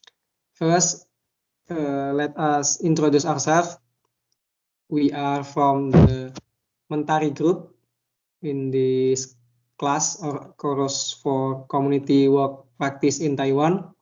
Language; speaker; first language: English; non-native, learner; Indonesian